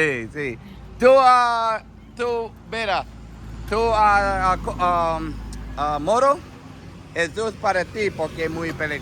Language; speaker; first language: Spanish; non-native, learner; English